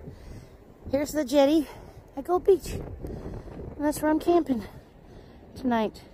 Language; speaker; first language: English; native; English